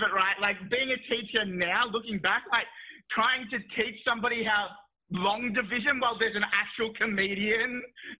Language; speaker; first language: English; native; English